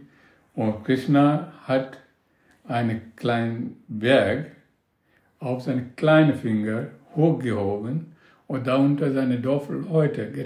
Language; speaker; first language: German; non-native, learner; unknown